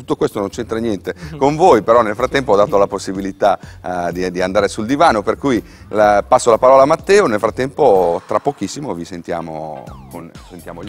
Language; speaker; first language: Italian; native; Italian